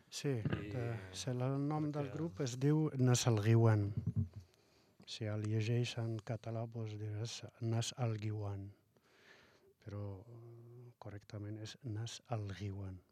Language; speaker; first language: Catalan; non-native, fluent; Arabic